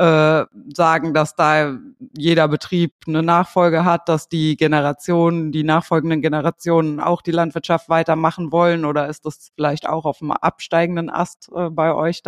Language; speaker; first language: German; native; German